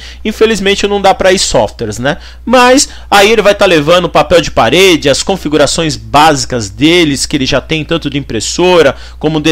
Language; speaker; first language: Portuguese; native; Portuguese